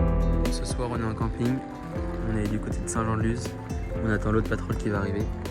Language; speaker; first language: French; native; French